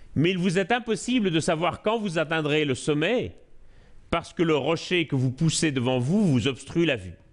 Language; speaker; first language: French; native; French